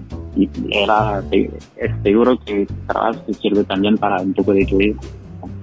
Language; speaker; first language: Spanish; non-native, fluent; French